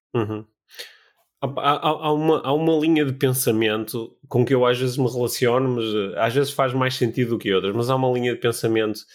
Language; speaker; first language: Portuguese; native; Portuguese